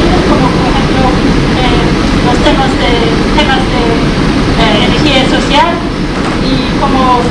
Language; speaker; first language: Spanish; non-native, fluent; English